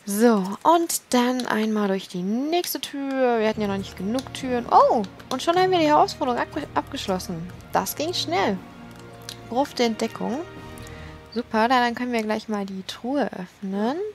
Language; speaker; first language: German; native; German